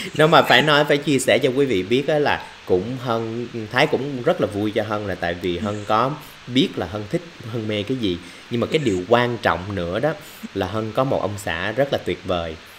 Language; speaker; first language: Vietnamese; early bilingual, other home language; English